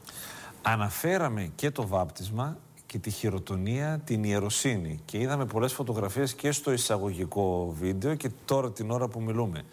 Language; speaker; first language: Greek; native; Greek